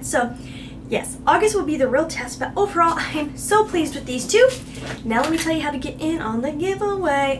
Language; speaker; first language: English; native; English